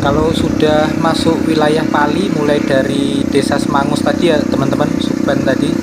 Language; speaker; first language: Indonesian; native; Indonesian